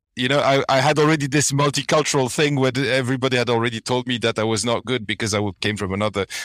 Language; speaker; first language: English; non-native, fluent; French